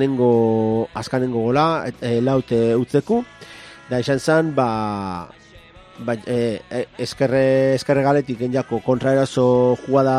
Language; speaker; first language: Basque; native; Basque